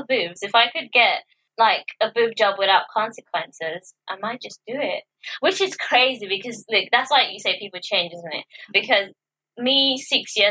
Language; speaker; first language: English; non-native, local second language; Yoruba